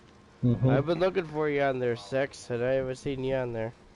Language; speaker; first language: English; native; English